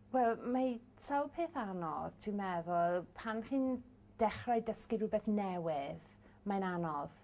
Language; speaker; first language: Welsh; non-native, local second language; English